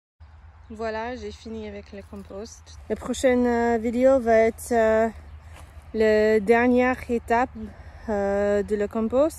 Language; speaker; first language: French; non-native, fluent; English